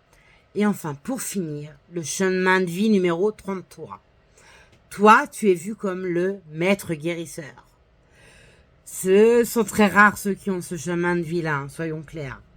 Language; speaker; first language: French; native; French